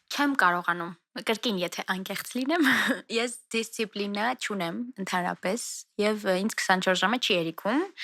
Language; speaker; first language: Armenian; native; Armenian